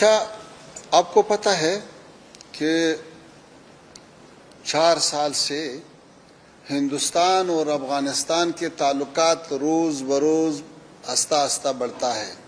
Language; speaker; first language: Hindi; non-native, fluent; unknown